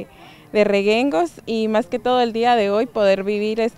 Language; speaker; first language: Spanish; native; Spanish